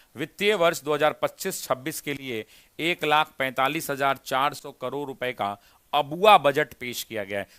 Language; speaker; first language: Hindi; native; Hindi